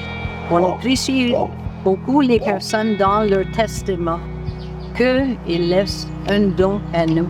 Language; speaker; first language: French; non-native, local second language; English